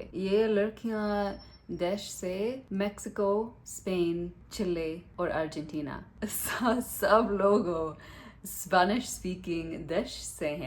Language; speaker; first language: Hindi; non-native, learner; English